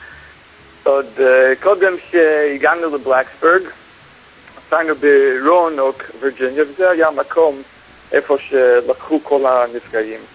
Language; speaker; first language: Hebrew; non-native, fluent; English